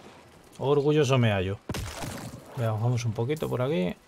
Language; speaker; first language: Spanish; native; Spanish